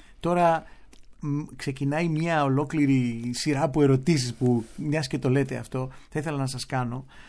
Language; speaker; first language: Greek; native; Greek